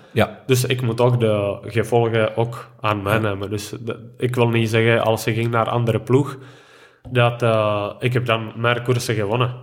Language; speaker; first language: Dutch; non-native, fluent; Czech